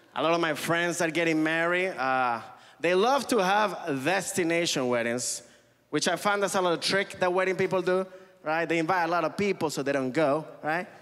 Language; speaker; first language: English; early bilingual, other home language; Spanish